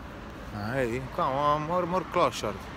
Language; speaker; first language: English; non-native, learner; Italian